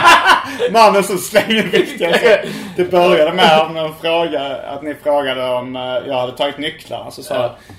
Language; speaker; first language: Swedish; native; Swedish